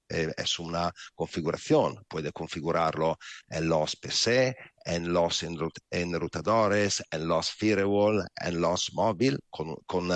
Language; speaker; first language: Spanish; non-native, learner; Italian